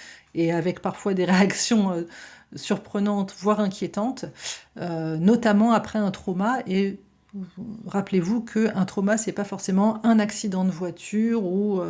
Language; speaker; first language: French; native; French